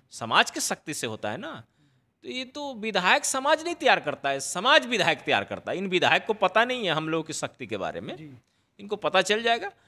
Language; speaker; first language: Hindi; native; Hindi